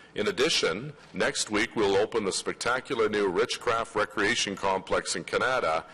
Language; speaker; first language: English; native; English